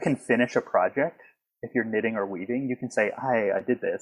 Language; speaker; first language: English; native; English